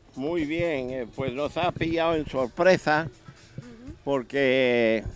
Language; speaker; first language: Spanish; native; Spanish